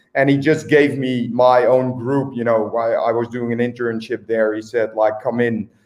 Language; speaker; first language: English; non-native, fluent; Dutch